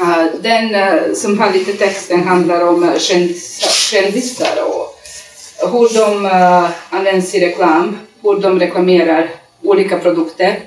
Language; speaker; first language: Swedish; non-native, learner; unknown